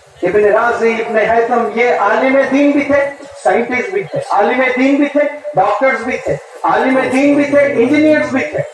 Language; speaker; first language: Urdu; native; Urdu